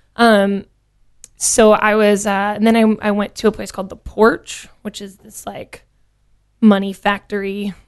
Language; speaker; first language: English; native; English